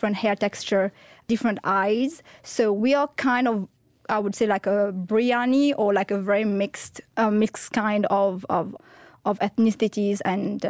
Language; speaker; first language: English; non-native, fluent; Morisyen